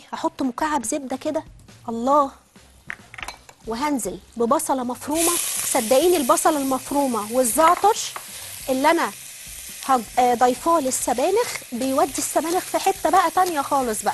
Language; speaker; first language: Arabic; native; Arabic